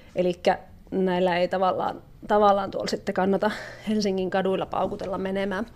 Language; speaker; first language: Finnish; native; Finnish